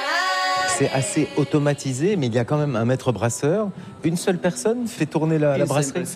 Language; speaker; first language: French; native; French